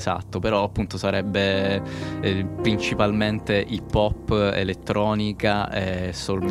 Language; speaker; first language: Italian; native; Italian